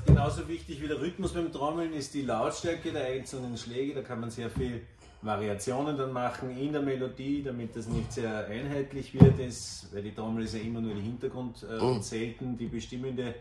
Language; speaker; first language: German; native; German